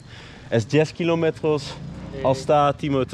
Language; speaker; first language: Spanish; non-native, learner; Dutch